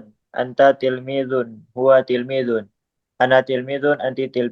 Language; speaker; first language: Arabic; non-native, learner; Indonesian